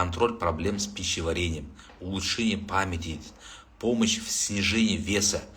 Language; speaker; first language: Russian; non-native, local second language; Kazakh